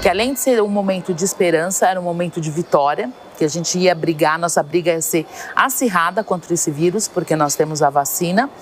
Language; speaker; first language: Portuguese; native; Portuguese